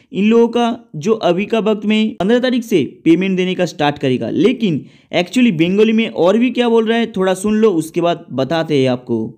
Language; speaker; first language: Hindi; non-native, local second language; Bangla